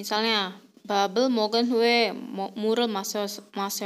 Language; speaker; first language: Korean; non-native, fluent; Indonesian